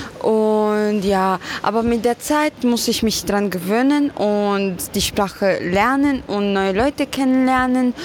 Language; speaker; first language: German; non-native, fluent; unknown